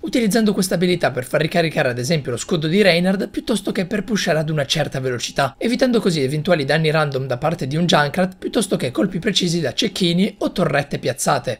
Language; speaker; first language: Italian; native; Italian